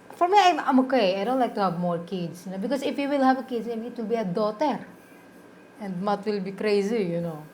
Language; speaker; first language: English; non-native, local second language; Cebuano